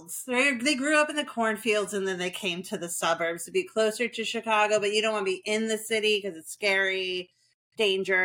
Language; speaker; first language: English; native; English